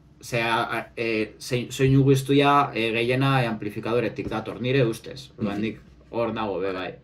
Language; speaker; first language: Basque; non-native, local second language; Spanish